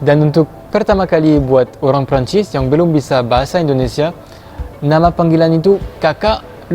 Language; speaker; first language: Indonesian; non-native, fluent; French